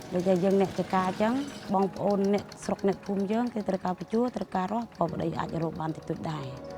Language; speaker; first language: Khmer; non-native, local second language; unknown